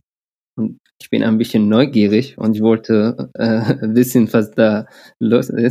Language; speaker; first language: German; non-native, learner; Arabic